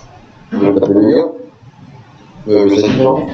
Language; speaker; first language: French; native; French